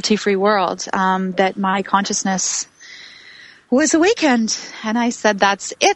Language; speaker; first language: English; native; English